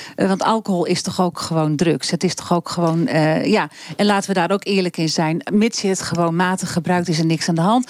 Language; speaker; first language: Dutch; native; Dutch